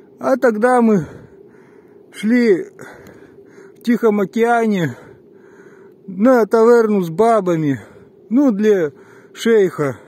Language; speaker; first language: Russian; native; Russian